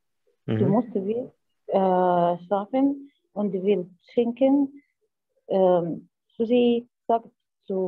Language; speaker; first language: German; non-native, learner; Arabic